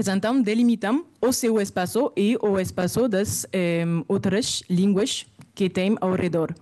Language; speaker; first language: Portuguese; non-native, fluent; French